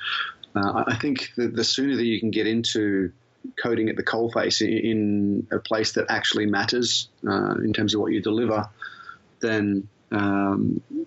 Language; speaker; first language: English; native; English